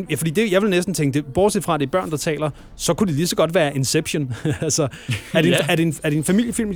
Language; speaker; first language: Danish; native; Danish